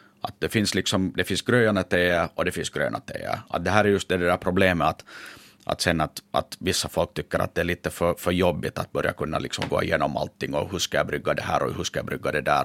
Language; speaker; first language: Swedish; native; Swedish